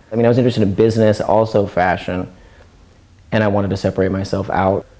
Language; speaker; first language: English; native; English